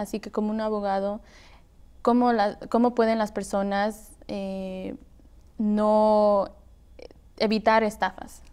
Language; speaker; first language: Spanish; early bilingual, heritage; Spanish